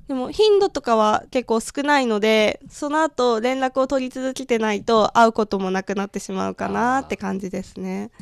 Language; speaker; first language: Japanese; native; Japanese